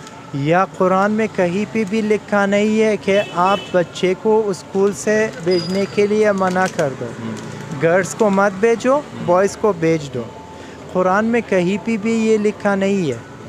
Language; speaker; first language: Hindi; non-native, learner; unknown